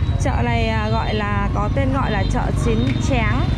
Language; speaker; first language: Vietnamese; native; Vietnamese